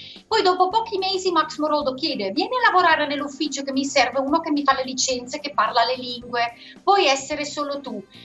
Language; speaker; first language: Italian; non-native, fluent; Dutch